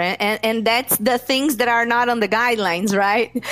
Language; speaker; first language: English; non-native, fluent; Portuguese